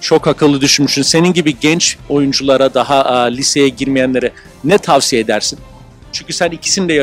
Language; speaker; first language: Turkish; native; Turkish